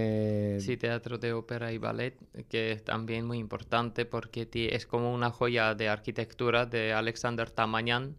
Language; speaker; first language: Spanish; non-native, learner; Armenian